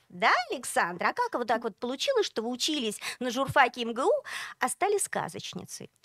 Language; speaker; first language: Russian; native; Russian